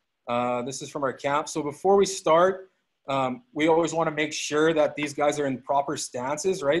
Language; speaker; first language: English; native; English